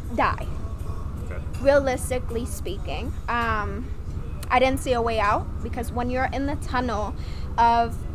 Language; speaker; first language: English; non-native, fluent; Vietnamese